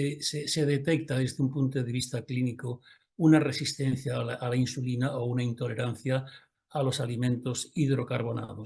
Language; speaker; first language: Spanish; native; Spanish